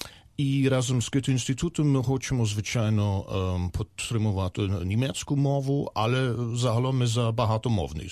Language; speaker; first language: Ukrainian; non-native, learner; German